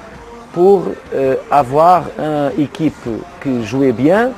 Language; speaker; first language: French; non-native, learner; Portuguese